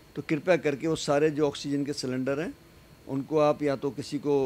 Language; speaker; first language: Hindi; native; Hindi